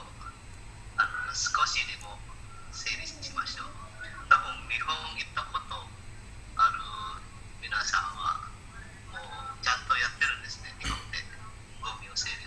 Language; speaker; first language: Japanese; non-native, learner; Indonesian